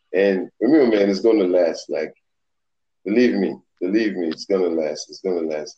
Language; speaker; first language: English; non-native, local second language; Yoruba